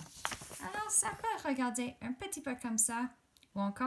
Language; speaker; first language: French; non-native, fluent; English